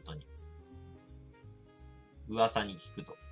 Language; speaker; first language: Japanese; native; Japanese